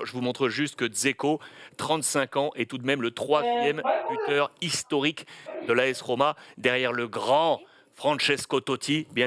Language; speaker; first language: French; native; French